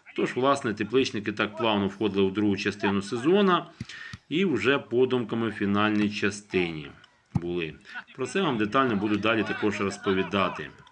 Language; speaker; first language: Ukrainian; native; Ukrainian